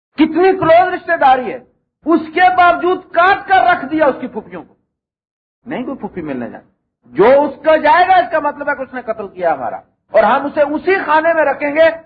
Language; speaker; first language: Urdu; non-native, local second language; Punjabi